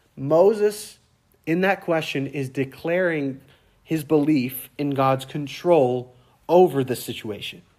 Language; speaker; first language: English; native; English